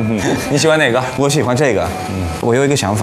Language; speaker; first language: Chinese; non-native, learner; Swedish